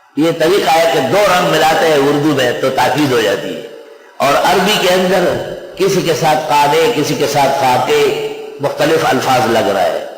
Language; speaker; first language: Urdu; non-native, local second language; Pashto